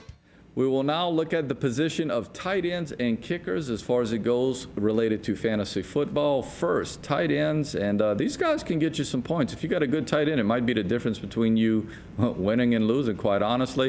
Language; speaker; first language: English; native; English